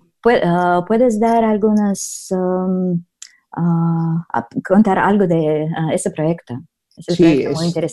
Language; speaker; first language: Spanish; non-native, learner; Russian